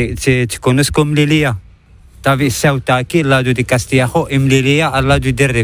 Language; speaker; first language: Spanish; non-native, learner; Arabic